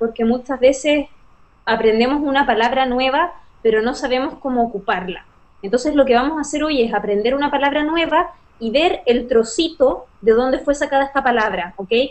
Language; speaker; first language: Spanish; native; Spanish